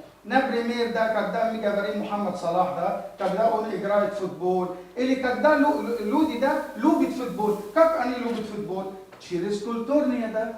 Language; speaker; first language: Russian; non-native, learner; Arabic